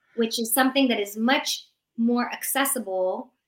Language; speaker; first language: English; early bilingual, other home language; Persian